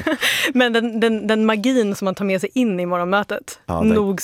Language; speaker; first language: Swedish; native; Swedish